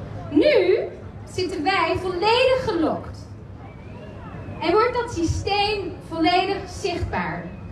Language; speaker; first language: Dutch; early bilingual, other home language; Spanish